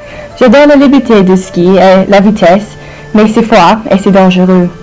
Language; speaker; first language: French; non-native, learner; English